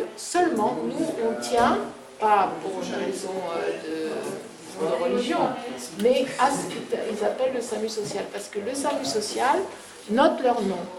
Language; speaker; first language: French; native; French